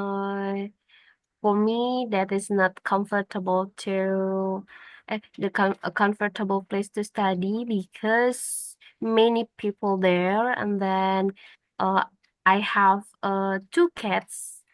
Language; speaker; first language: English; non-native, learner; Indonesian